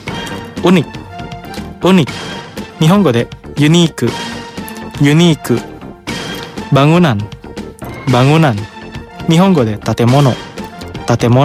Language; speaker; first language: Japanese; non-native, fluent; Indonesian